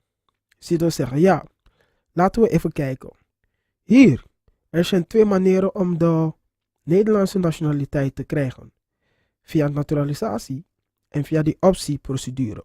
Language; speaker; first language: Dutch; non-native, fluent; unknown